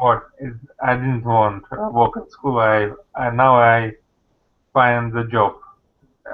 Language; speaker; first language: English; non-native, learner; Russian